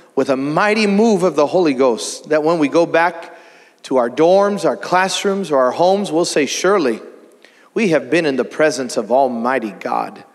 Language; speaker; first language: English; native; English